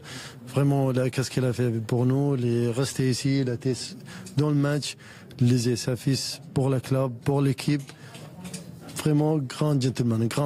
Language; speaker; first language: French; non-native, learner; Arabic